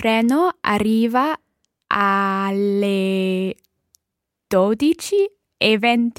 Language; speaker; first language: Italian; non-native, learner; English